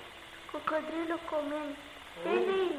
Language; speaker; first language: Spanish; non-native, learner; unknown